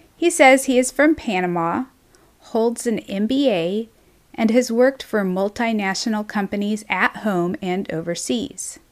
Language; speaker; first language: English; native; English